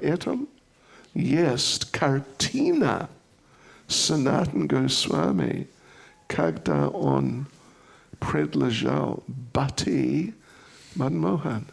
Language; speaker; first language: Russian; non-native, learner; English